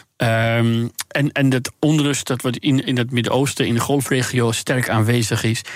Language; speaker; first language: Dutch; non-native, fluent; Persian